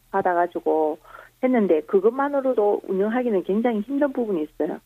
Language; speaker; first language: Korean; native; Korean